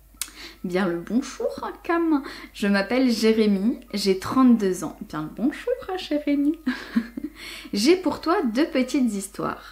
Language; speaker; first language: French; native; French